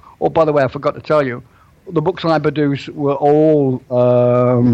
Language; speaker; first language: English; native; English